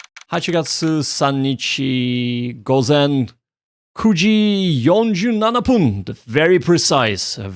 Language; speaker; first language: Japanese; non-native, learner; English